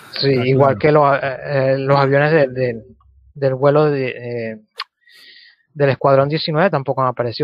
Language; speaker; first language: Spanish; native; Spanish